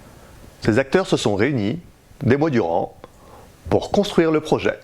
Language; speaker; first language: French; native; French